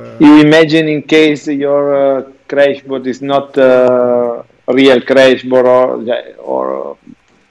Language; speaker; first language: English; non-native, learner; Italian